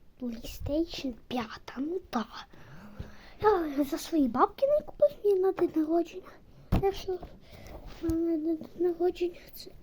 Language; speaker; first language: Ukrainian; native; Ukrainian